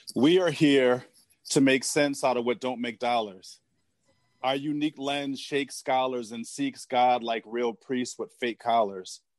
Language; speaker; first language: English; native; English